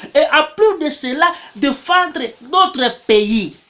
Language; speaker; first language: French; non-native, local second language; Swahili